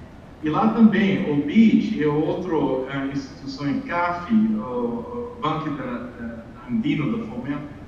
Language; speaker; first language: Portuguese; non-native, fluent; English